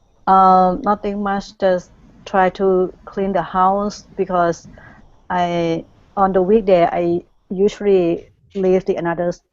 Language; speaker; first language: English; non-native, learner; Thai